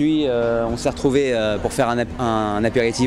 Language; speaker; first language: French; native; French